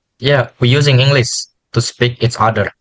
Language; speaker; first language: English; non-native, learner; Indonesian